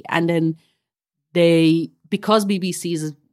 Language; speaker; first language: English; non-native, fluent; Persian